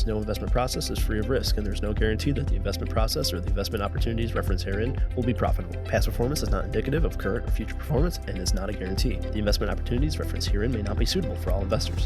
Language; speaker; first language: English; native; English